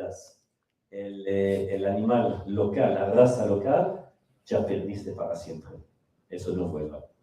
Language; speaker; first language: Spanish; non-native, fluent; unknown